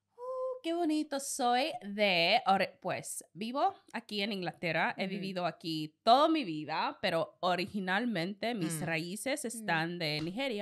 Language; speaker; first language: Spanish; non-native, learner; English